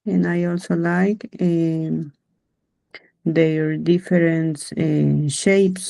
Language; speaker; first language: English; non-native, learner; Spanish